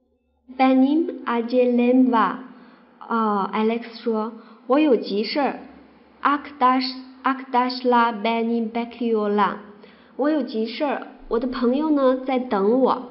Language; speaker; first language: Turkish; non-native, fluent; Chinese